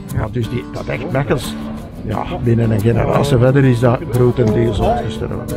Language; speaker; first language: Dutch; native; Dutch